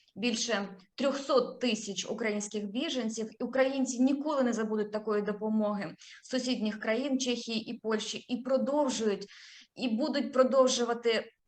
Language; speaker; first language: Ukrainian; native; Ukrainian